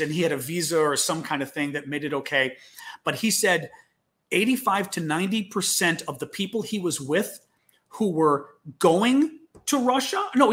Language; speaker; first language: English; native; English